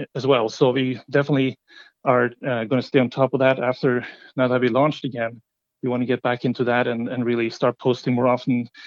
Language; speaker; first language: English; non-native, fluent; Norwegian